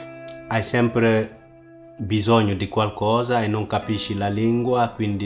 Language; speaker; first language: Italian; non-native, fluent; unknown